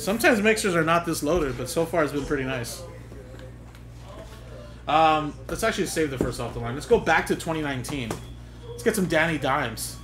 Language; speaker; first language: English; native; English